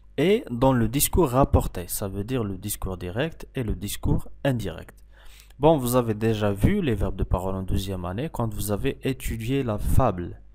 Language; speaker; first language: French; non-native, local second language; Arabic